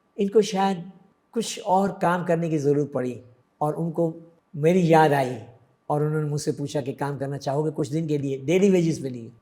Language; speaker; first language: Hindi; early bilingual, other home language; Sindhi